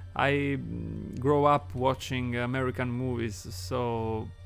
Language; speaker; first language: English; non-native, fluent; Italian